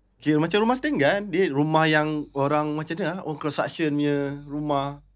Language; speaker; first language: Malay; native; Malay